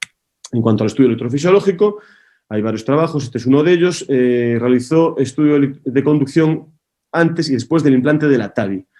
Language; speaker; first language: Spanish; native; Spanish